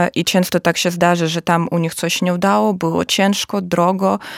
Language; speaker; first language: Polish; non-native, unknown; Russian